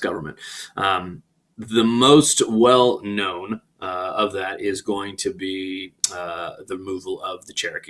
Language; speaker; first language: English; native; English